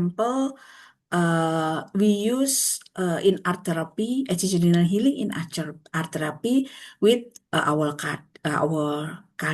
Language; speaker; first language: English; non-native, learner; Indonesian